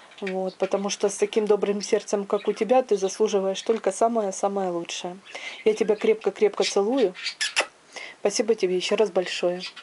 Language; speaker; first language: Russian; non-native, local second language; Ukrainian